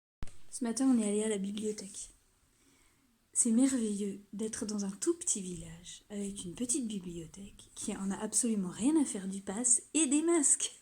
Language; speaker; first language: French; native; French